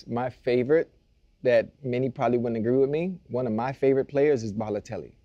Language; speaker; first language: English; native; English